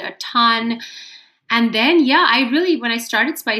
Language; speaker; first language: English; non-native, local second language; Hindi